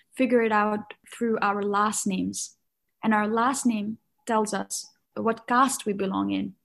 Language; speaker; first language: English; non-native, local second language; Nepali